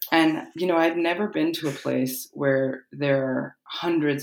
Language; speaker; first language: English; native; English